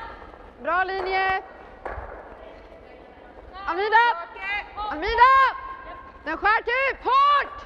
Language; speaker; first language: Swedish; native; Swedish